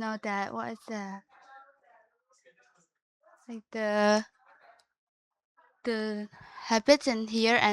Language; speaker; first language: English; non-native, learner; Indonesian